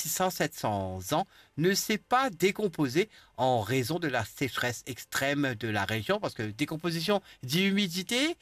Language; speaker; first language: French; non-native, local second language; Morisyen